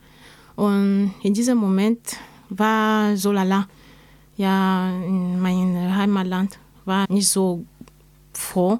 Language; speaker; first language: German; non-native, learner; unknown